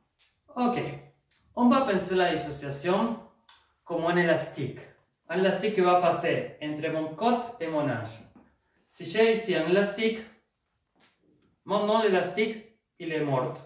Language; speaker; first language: French; non-native, fluent; Spanish